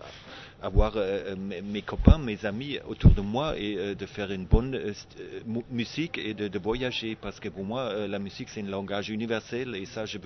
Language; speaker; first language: French; non-native, fluent; German